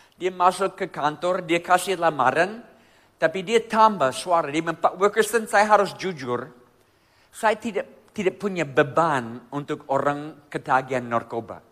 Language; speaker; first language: Indonesian; non-native, fluent; English